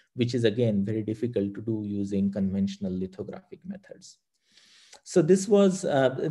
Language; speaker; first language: English; non-native, local second language; Marathi